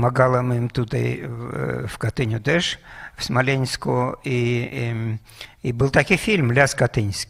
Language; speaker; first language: Polish; non-native, fluent; Russian